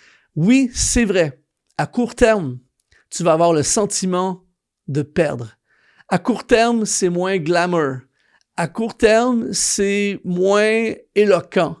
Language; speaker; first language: French; native; French